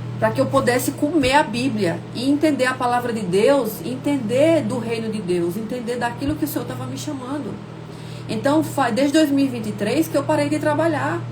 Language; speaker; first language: Portuguese; native; Portuguese